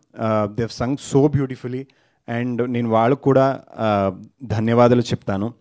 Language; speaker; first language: Telugu; non-native, learner; Kannada